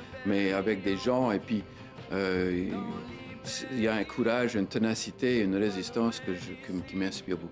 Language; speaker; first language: French; native; French